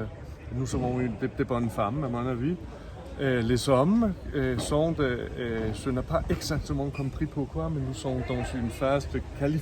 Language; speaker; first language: French; non-native, fluent; Danish